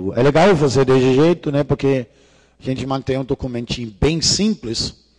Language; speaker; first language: Portuguese; non-native, fluent; Danish